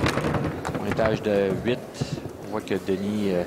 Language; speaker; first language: French; native; French